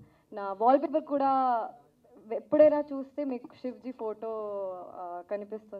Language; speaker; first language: Telugu; non-native, learner; Hindi